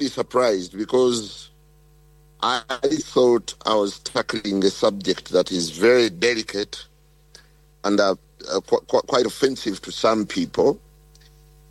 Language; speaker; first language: English; non-native, local second language; Ganda